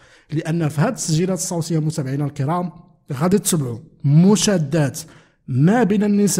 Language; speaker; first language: Arabic; native; Arabic